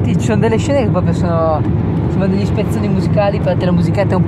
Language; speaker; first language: Italian; native; Italian